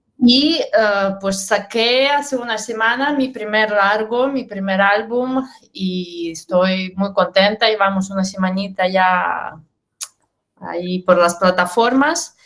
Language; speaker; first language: Spanish; non-native, fluent; Russian